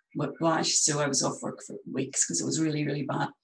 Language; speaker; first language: English; native; English